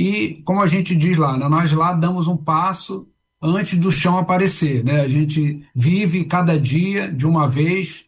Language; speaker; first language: Portuguese; native; Portuguese